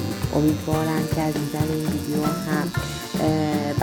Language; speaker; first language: Persian; native; Persian